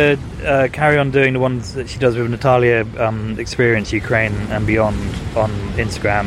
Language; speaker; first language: English; native; English